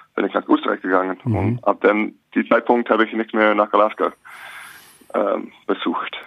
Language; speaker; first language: German; non-native, learner; English